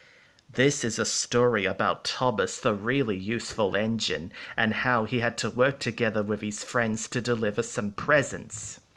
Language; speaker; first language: English; native; English